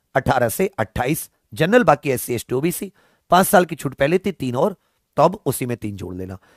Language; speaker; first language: Hindi; native; Hindi